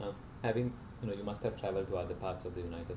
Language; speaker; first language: English; non-native, fluent; Sinhala